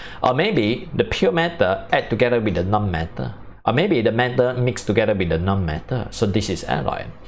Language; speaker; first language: English; non-native, local second language; Chinese